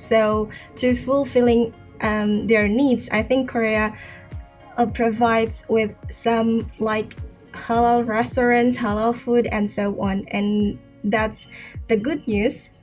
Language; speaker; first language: English; non-native, fluent; Indonesian